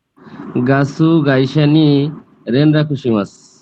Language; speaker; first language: Japanese; non-native, learner; Bangla